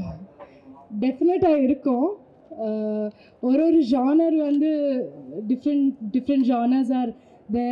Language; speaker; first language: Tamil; non-native, fluent; Malayalam